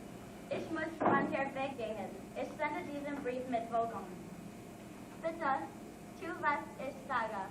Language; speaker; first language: German; non-native, learner; English